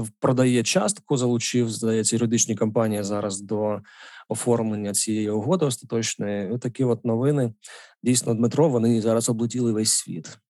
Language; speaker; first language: Ukrainian; native; Ukrainian